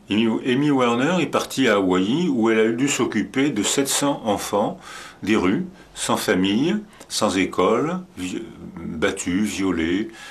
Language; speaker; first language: French; native; French